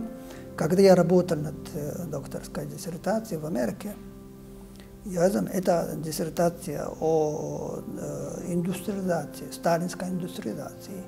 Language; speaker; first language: Russian; non-native, fluent; Japanese